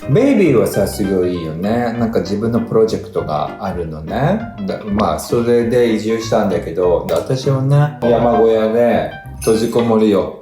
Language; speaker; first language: Japanese; native; Japanese